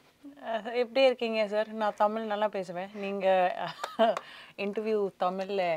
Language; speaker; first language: Tamil; non-native, learner; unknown